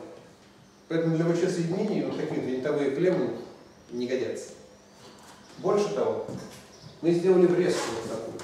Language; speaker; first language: Russian; native; Russian